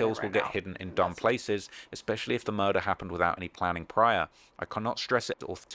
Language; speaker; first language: English; native; English